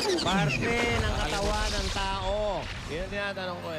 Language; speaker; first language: Filipino; native; Filipino